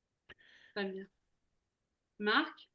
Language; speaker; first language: French; non-native, fluent; Hebrew